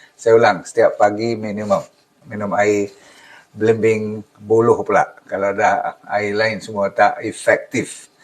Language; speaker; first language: Malay; native; Malay